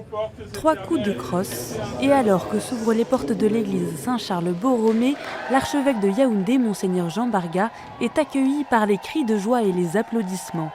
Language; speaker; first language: French; native; French